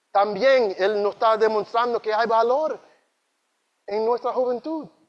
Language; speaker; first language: Spanish; non-native, learner; English